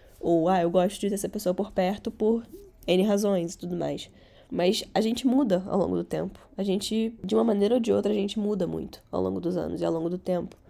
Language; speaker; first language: Portuguese; early bilingual, other home language; Catalan